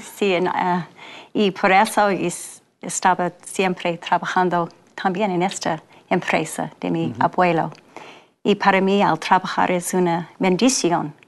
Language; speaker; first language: Spanish; non-native, fluent; English